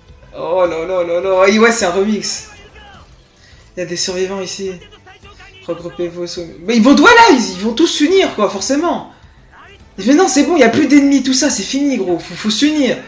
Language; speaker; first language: French; native; French